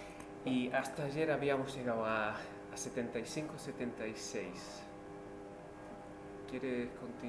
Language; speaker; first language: Spanish; non-native, fluent; English